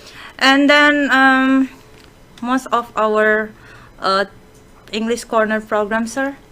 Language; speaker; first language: English; non-native, fluent; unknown